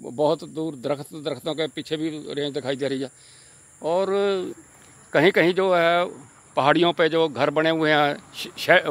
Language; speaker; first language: Hindi; non-native, local second language; Punjabi